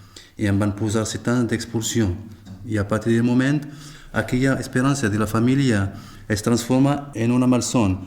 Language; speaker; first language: Catalan; non-native, fluent; Arabic